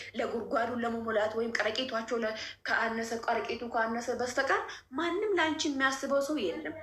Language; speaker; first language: Amharic; non-native, local second language; Oromo